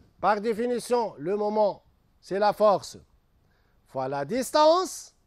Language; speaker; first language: French; non-native, local second language; Arabic